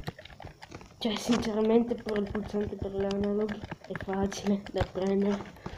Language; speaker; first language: Italian; native; Italian